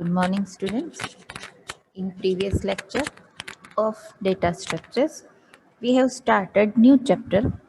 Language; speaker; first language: English; non-native, local second language; Gujarati